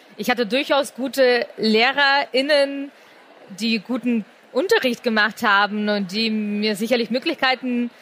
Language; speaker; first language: German; native; German